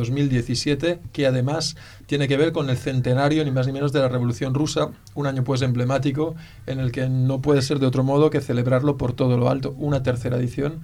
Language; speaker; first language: Spanish; native; Spanish